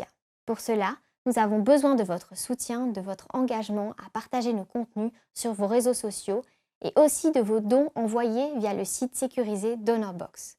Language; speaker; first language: French; native; French